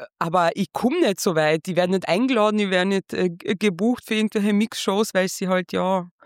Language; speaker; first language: German; early bilingual, other home language; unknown